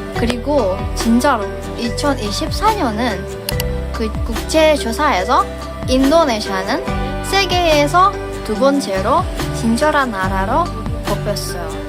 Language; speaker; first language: Korean; non-native, fluent; Indonesian